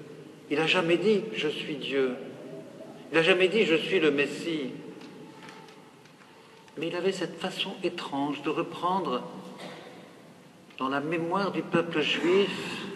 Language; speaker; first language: French; native; French